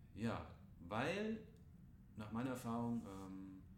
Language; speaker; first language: German; native; German